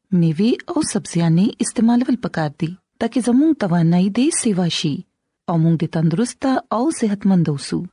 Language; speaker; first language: Pashto; non-native, local second language; Punjabi